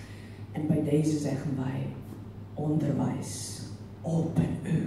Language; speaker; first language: Dutch; non-native, fluent; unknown